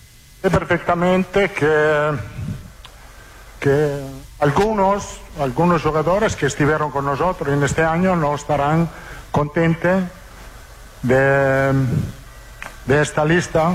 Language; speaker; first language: Portuguese; non-native, fluent; Italian